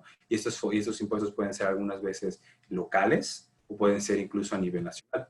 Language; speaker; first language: Spanish; native; Spanish